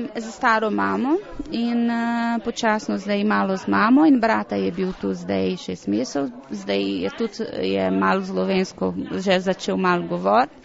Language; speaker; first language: Slovenian; early bilingual, heritage; Portuguese